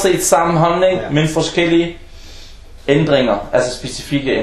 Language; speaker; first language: Danish; non-native, fluent; Arabic